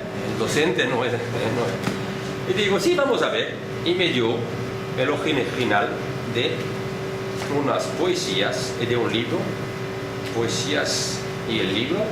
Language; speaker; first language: Spanish; non-native, learner; French